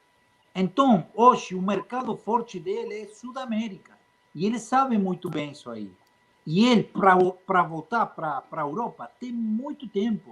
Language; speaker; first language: Portuguese; non-native, fluent; Spanish